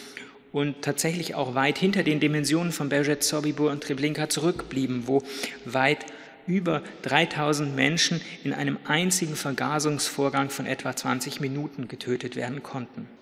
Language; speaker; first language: German; native; German